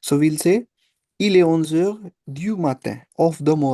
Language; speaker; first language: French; non-native, fluent; Hindi